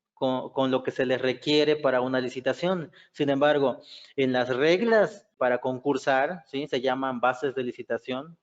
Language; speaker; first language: Spanish; native; Spanish